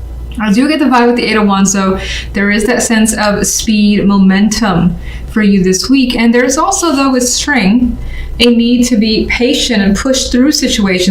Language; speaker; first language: English; native; English